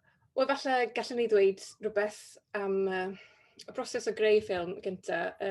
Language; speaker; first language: Welsh; native; Welsh